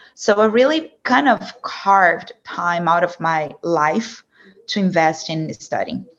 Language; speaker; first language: English; non-native, fluent; Portuguese